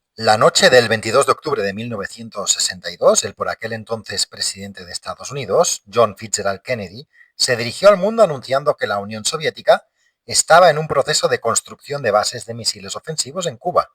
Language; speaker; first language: Spanish; native; Spanish